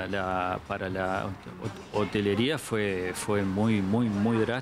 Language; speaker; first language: Spanish; native; Spanish